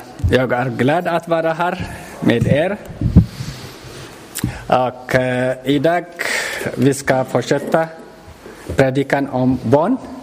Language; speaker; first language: Swedish; non-native, learner; Tigrinya